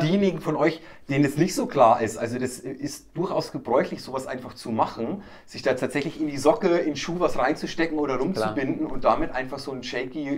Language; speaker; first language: German; native; German